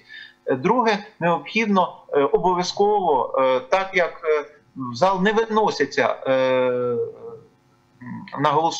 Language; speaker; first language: Ukrainian; native; Ukrainian